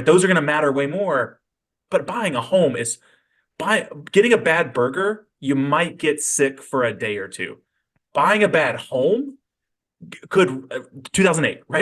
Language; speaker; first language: English; native; English